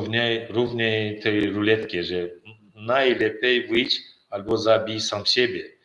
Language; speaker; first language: Polish; non-native, learner; Turkmen